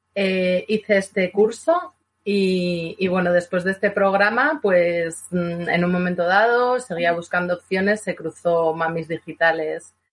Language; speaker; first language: Spanish; native; Spanish